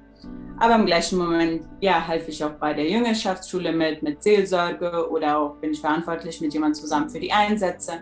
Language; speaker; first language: German; early bilingual, heritage; German